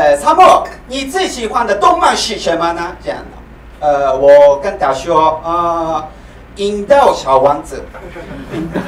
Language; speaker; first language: Chinese; non-native, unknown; Japanese